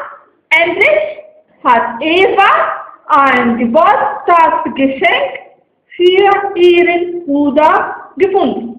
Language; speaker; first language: German; non-native, fluent; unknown